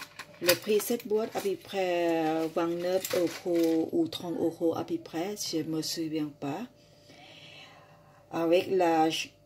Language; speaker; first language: French; non-native, learner; Thai